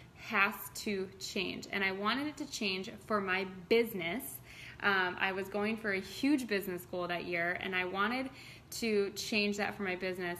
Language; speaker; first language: English; native; English